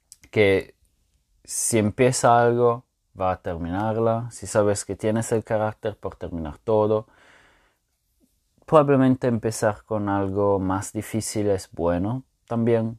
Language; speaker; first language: Spanish; non-native, fluent; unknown